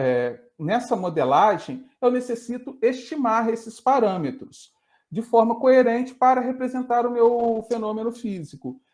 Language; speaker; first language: Portuguese; native; Portuguese